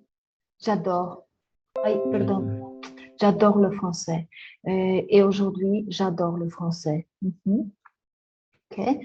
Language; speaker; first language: French; non-native, fluent; Spanish